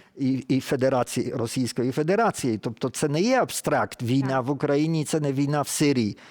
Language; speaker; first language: Ukrainian; early bilingual, heritage; Ukrainian